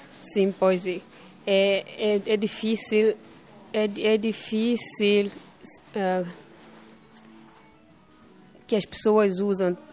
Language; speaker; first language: Portuguese; non-native, local second language; Upper Guinea Crioulo